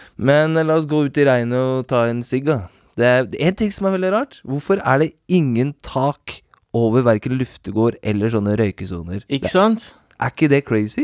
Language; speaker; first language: Norwegian; native; Norwegian